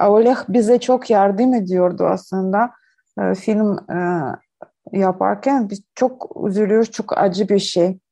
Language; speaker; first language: Turkish; non-native, learner; Ukrainian